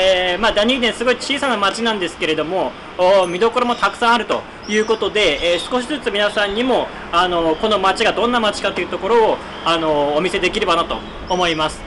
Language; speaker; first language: Japanese; native; Japanese